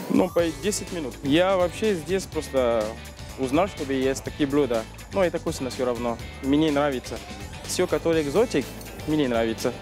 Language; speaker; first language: Russian; non-native, learner; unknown